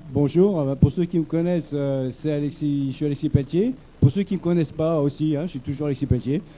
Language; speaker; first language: French; native; French